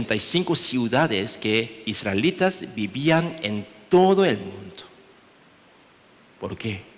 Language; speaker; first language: Spanish; non-native, learner; Korean